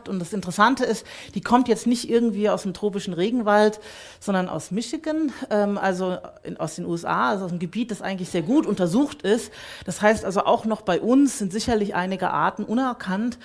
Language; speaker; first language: German; native; German